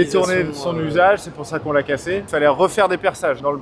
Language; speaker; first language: French; native; French